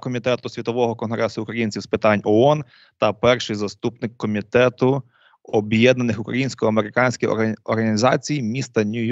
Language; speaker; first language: Ukrainian; native; Ukrainian